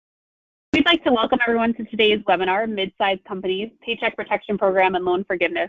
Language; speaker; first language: English; native; English